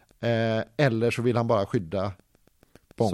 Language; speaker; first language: Swedish; native; Swedish